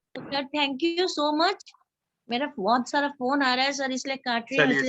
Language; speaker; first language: Hindi; non-native, local second language; Bangla